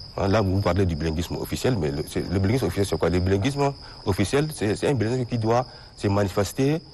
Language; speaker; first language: French; non-native, local second language; Arabic